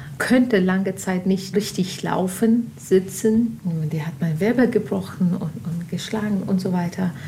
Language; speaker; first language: German; non-native, fluent; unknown